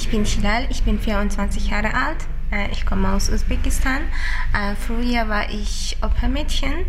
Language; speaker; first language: German; non-native, learner; Uzbek